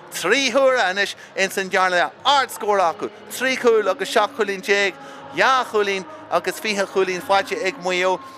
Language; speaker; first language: Irish; native; Irish